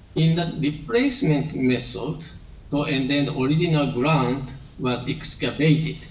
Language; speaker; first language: English; non-native, learner; Japanese